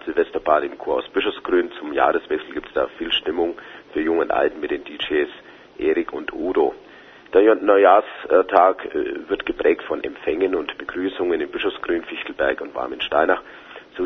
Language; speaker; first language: German; native; German